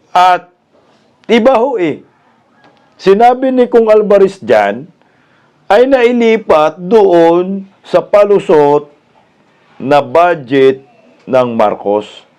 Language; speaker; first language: Filipino; native; Filipino